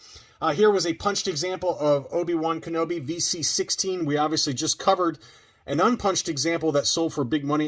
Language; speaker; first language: English; native; English